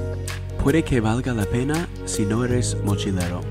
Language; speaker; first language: Spanish; non-native, learner; English